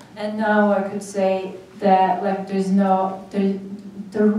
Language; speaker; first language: English; non-native, fluent; Armenian